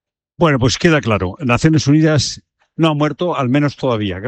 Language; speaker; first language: Spanish; native; Spanish